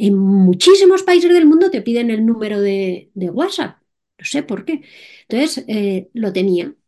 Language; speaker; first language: Spanish; native; Spanish